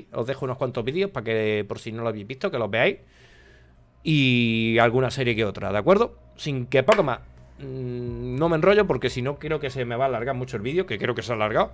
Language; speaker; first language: Spanish; native; Spanish